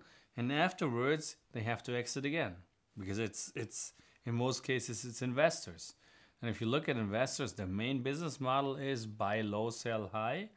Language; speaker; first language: English; non-native, fluent; German